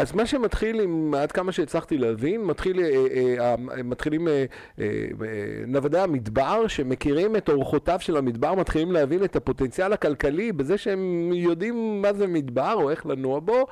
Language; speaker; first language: Hebrew; native; Hebrew